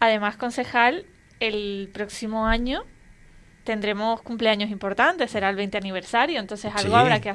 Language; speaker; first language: Spanish; native; Spanish